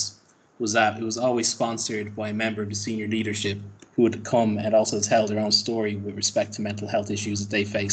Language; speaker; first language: English; native; English